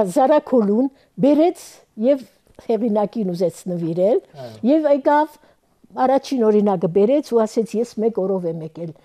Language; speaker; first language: Armenian; early bilingual, heritage; Armenian